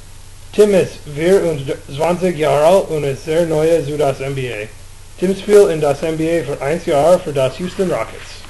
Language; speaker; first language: German; non-native, learner; English